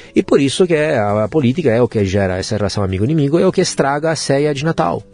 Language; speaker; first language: Portuguese; non-native, fluent; Italian